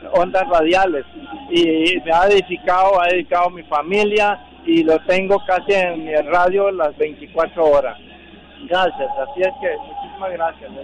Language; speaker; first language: Spanish; native; Spanish